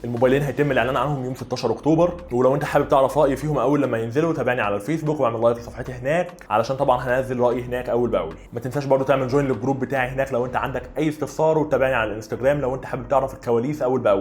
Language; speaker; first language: Arabic; native; Arabic